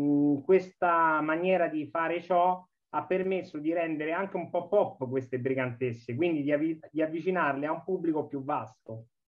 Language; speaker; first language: Italian; native; Italian